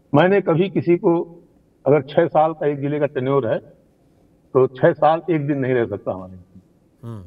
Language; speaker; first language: Hindi; native; Hindi